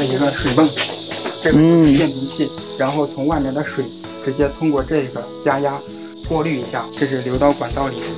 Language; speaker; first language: Chinese; native; Chinese